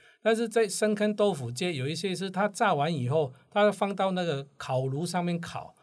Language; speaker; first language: Chinese; non-native, local second language; Cantonese